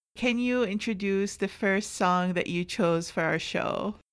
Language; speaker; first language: English; non-native, fluent; Arabic